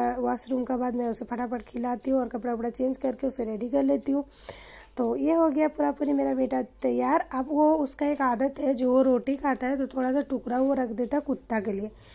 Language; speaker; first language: Hindi; non-native, local second language; Bangla